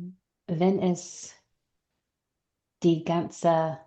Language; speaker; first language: German; non-native, learner; English